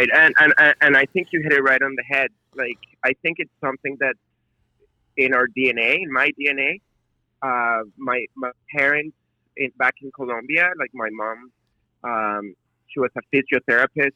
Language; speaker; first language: English; non-native, fluent; Spanish